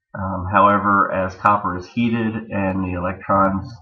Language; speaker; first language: English; native; English